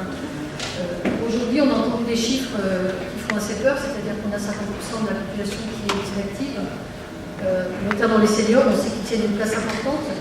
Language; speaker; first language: French; native; French